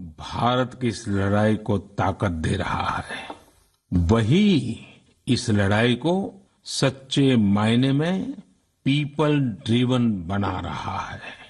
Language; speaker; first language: Hindi; non-native, local second language; Gujarati